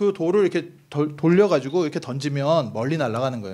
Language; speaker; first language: Korean; native; Korean